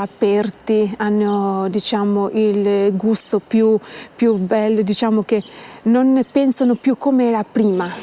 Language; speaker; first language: Italian; non-native, fluent; Albanian